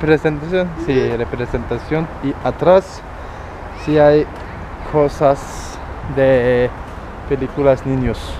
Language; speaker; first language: Spanish; non-native, learner; Turkish